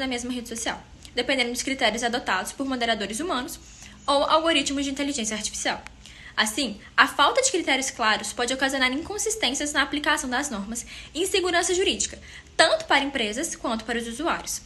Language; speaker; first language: Portuguese; native; Portuguese